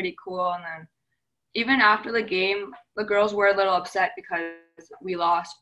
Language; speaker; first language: English; native; English